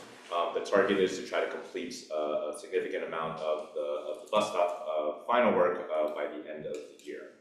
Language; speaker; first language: English; native; English